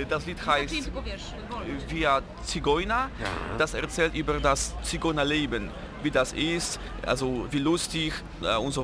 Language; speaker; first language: German; non-native, fluent; Polish